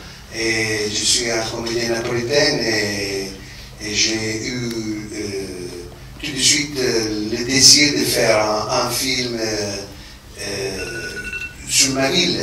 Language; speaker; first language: French; non-native, fluent; Italian